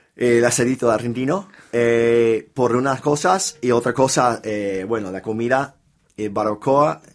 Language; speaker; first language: Spanish; non-native, fluent; English